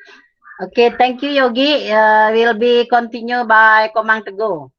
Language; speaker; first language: English; non-native, fluent; Indonesian